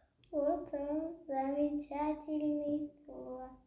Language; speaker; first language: Russian; early bilingual, other home language; Tajik